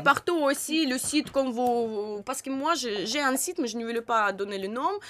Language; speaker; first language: French; non-native, learner; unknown